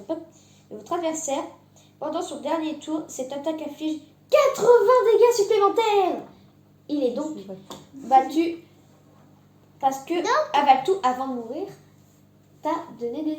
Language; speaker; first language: French; native; French